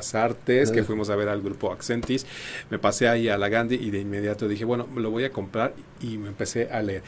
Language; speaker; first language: Spanish; native; Spanish